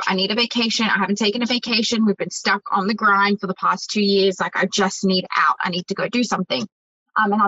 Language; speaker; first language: English; native; English